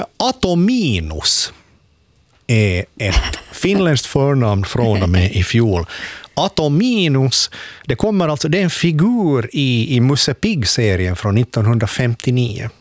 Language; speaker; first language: Swedish; native; Swedish